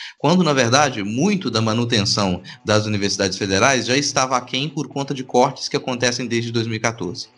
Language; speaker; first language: Portuguese; native; Portuguese